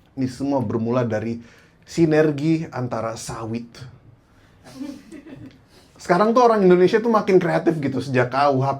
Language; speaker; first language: Indonesian; native; Indonesian